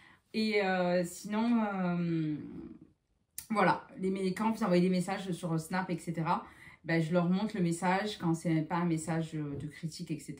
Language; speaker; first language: French; native; French